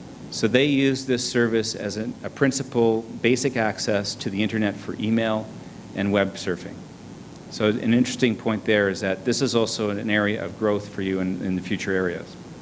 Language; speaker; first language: English; native; English